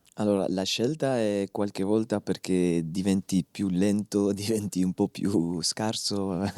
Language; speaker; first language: Italian; non-native, fluent; Dutch